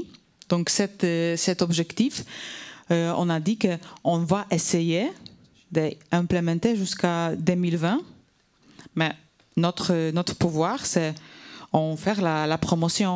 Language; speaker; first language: French; non-native, fluent; Polish